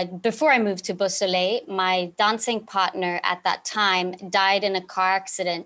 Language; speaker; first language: English; native; English